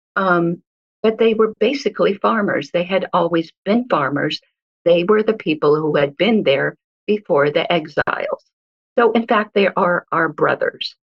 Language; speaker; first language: English; early bilingual, other home language; Hebrew